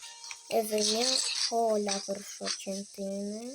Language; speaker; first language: Albanian; early bilingual, heritage; Albanian